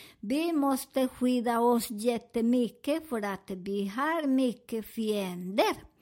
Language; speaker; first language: Swedish; non-native, learner; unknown